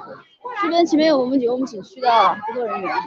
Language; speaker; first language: Chinese; native; Chinese